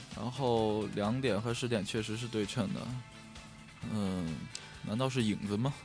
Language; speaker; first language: Chinese; native; Chinese